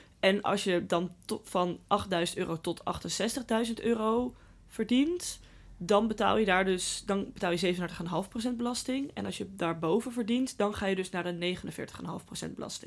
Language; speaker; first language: Dutch; native; Dutch